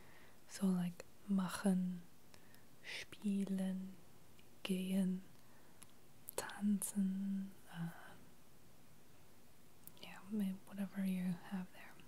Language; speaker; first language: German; non-native, fluent; English